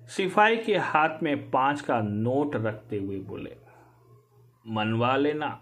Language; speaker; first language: Hindi; native; Hindi